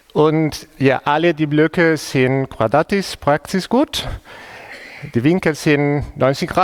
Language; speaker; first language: German; non-native, fluent; Spanish